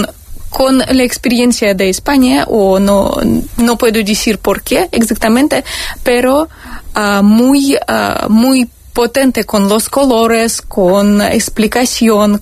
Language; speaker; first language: Spanish; non-native, learner; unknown